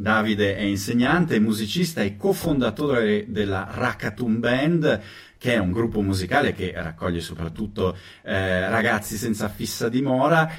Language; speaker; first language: Italian; native; Italian